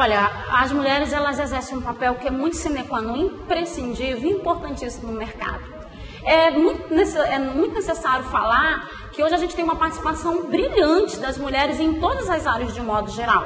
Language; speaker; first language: Portuguese; native; Portuguese